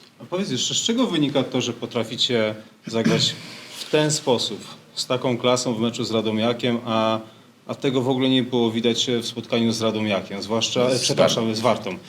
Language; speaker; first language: Polish; native; Polish